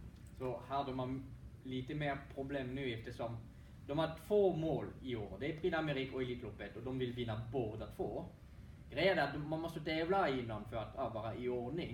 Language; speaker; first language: Swedish; non-native, fluent; French